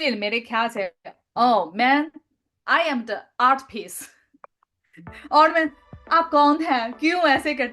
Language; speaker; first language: Hindi; non-native, learner; Chinese